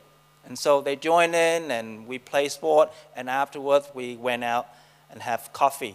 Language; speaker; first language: English; non-native, fluent; Vietnamese